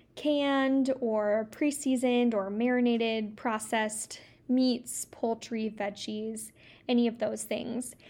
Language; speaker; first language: English; native; English